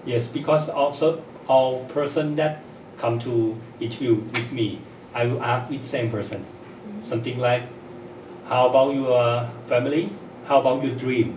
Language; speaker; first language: English; non-native, learner; Thai